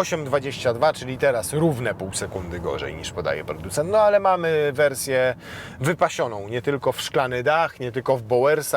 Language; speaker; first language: Polish; native; Polish